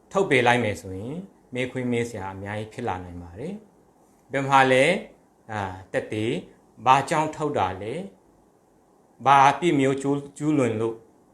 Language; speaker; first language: Burmese; non-native, local second language; Hakha Chin